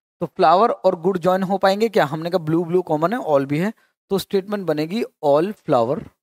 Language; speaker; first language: Hindi; native; Hindi